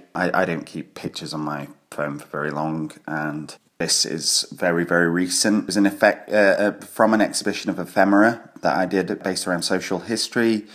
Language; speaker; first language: English; native; English